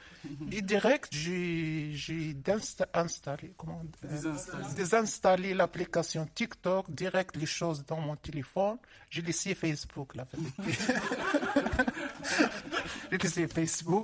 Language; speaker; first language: French; non-native, learner; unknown